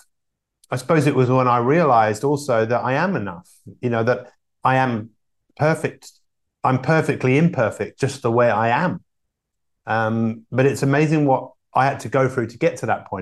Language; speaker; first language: English; native; English